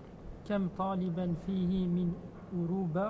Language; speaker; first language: Arabic; non-native, learner; French